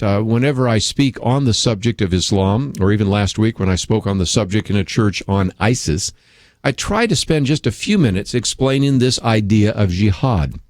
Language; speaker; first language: English; native; English